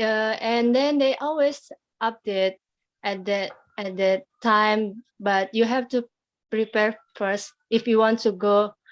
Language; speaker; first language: English; non-native, learner; Indonesian